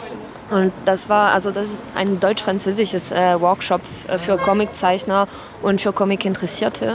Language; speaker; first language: German; non-native, fluent; French